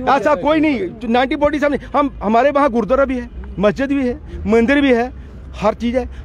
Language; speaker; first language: Hindi; native; Hindi